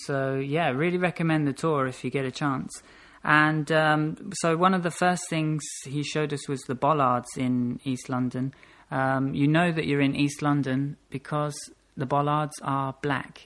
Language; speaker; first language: English; native; English